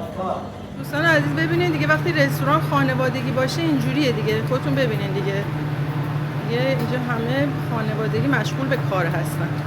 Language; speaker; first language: Persian; native; Persian